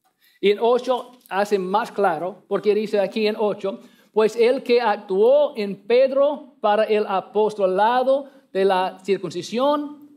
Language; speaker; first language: Spanish; non-native, learner; English